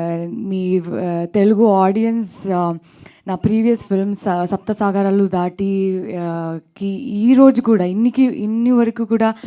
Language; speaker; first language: Telugu; non-native, learner; Kannada